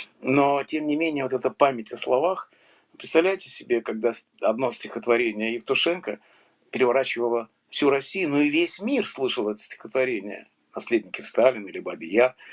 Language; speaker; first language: Russian; native; Russian